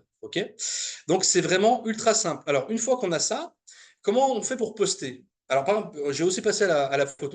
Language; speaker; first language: French; native; French